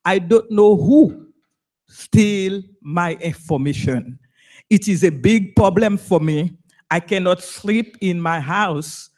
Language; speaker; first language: English; non-native, learner; Haitian Creole